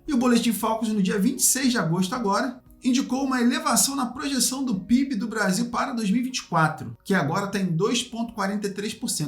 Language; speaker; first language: Portuguese; native; Portuguese